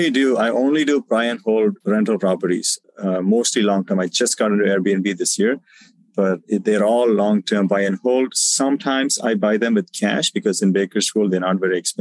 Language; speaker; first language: English; non-native, local second language; Tamil